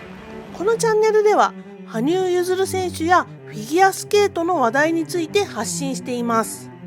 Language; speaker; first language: Japanese; native; Japanese